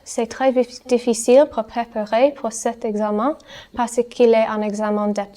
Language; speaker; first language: French; non-native, learner; English